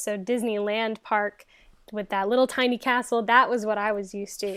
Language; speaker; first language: English; native; English